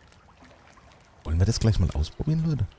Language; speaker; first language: German; native; German